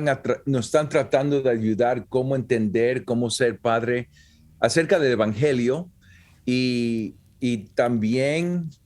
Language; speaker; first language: Spanish; early bilingual, heritage; Spanish